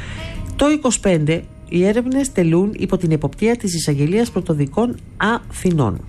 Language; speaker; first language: Greek; native; Greek